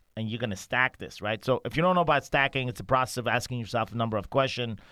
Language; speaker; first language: English; non-native, fluent; Persian